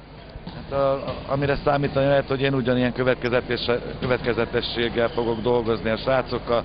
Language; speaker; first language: Hungarian; native; Hungarian